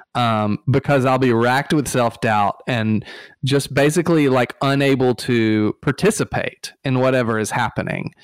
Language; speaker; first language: English; native; English